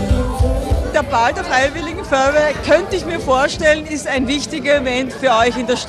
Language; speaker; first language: German; native; German